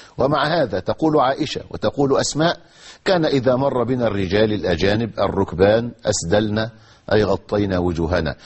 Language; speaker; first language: Arabic; native; Arabic